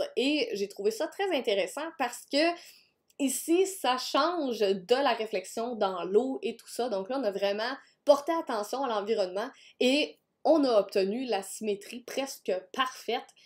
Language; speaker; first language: French; native; French